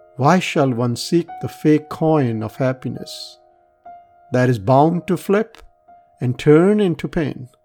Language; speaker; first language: English; non-native, local second language; Punjabi